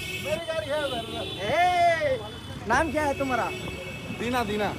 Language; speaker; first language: Hindi; non-native, learner; Kannada